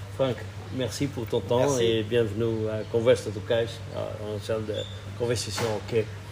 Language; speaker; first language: French; non-native, fluent; Portuguese